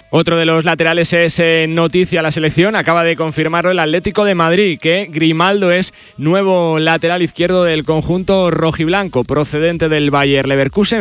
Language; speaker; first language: Spanish; native; Spanish